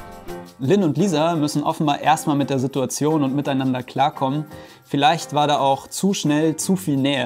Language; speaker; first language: German; native; German